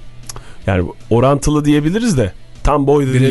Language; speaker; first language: Turkish; native; Turkish